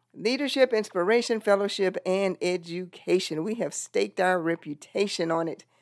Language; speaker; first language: English; native; English